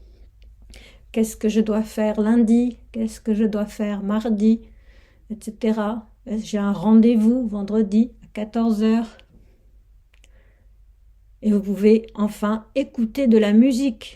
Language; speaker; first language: French; non-native, fluent; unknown